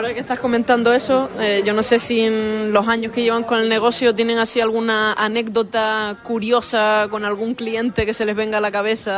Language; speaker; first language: Spanish; native; Spanish